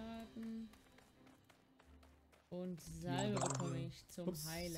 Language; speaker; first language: German; native; German